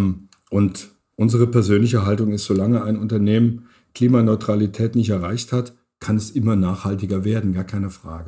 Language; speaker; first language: German; native; German